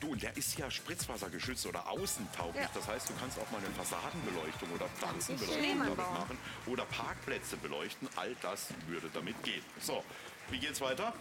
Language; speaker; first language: German; native; German